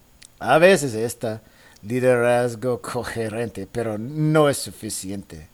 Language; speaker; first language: Spanish; non-native, fluent; English